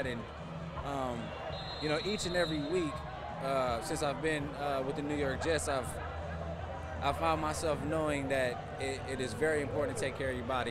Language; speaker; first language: English; native; English